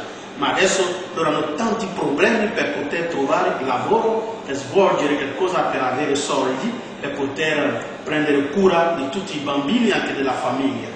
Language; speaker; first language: Italian; non-native, fluent; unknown